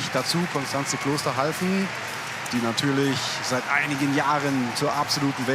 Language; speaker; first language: German; native; German